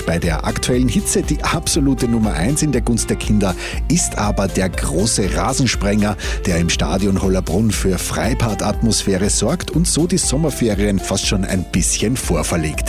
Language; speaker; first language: German; native; German